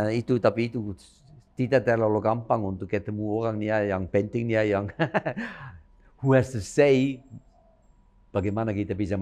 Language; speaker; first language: Indonesian; non-native, fluent; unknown